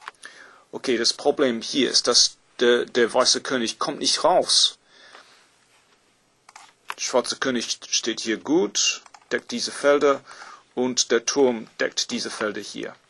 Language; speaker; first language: German; non-native, fluent; English